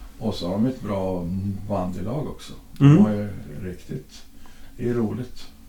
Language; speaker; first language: Swedish; native; Swedish